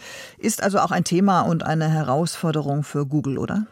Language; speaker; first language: German; native; German